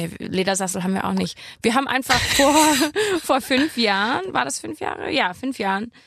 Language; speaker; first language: German; non-native, fluent; English